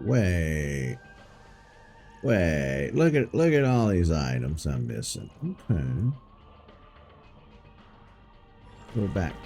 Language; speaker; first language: English; native; English